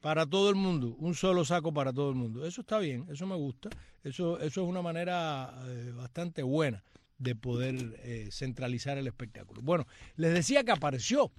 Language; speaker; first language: Spanish; native; Spanish